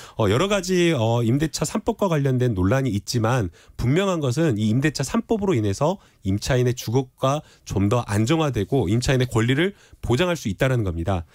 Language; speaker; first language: Korean; native; Korean